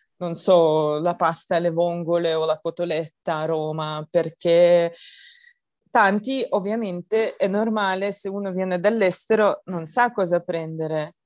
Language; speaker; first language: Italian; non-native, fluent; Russian